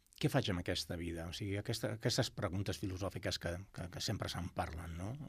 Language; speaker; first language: Catalan; non-native, local second language; Spanish